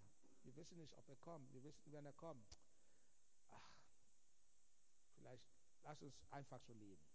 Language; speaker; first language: German; non-native, fluent; Igbo